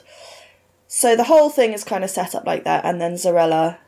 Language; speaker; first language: English; native; English